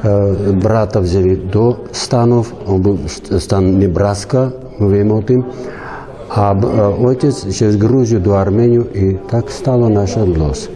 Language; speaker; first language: Polish; non-native, learner; Armenian